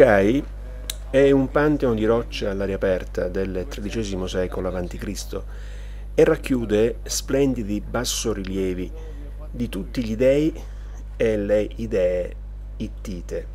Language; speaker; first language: Italian; native; Italian